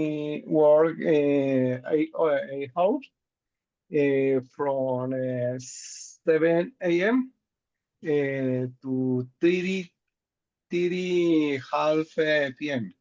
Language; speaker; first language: English; non-native, learner; Spanish